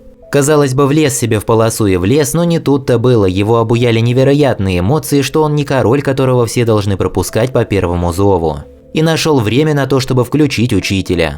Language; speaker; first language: Russian; native; Russian